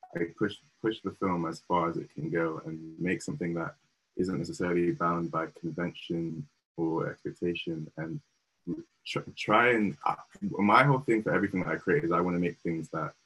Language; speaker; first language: English; native; English